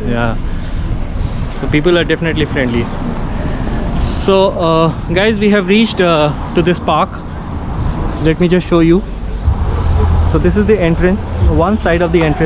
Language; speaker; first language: English; non-native, local second language; Hindi